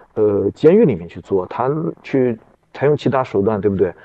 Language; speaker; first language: Chinese; native; Chinese